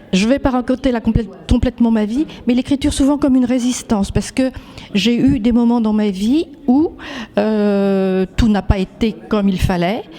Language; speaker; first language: French; native; French